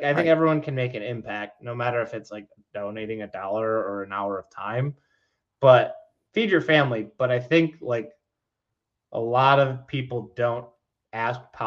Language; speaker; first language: English; native; English